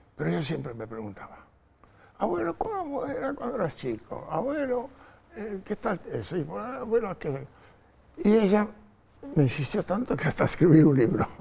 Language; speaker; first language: Spanish; non-native, fluent; Polish